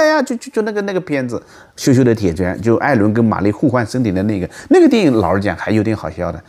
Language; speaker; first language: Chinese; native; Chinese